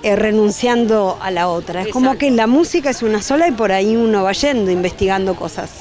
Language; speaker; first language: Spanish; native; Spanish